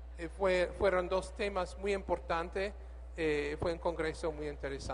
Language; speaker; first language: Spanish; non-native, learner; English